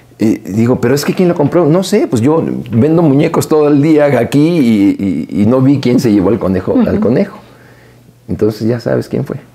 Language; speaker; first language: Spanish; native; Spanish